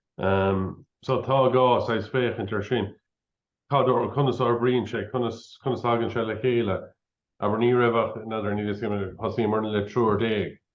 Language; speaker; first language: Irish; non-native, local second language; English